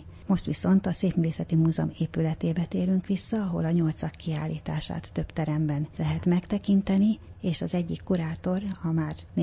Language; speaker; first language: Hungarian; native; Hungarian